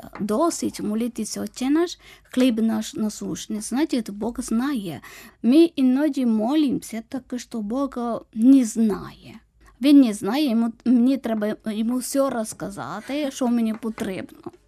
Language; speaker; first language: Ukrainian; non-native, fluent; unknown